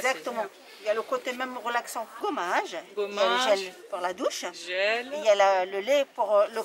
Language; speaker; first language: French; native; French